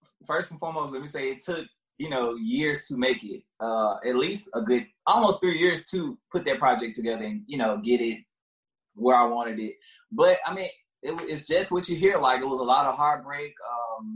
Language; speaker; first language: English; native; English